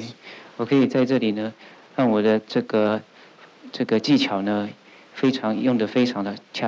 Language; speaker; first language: Chinese; native; Chinese